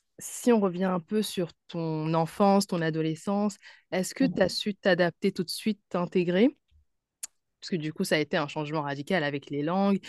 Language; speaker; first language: French; native; French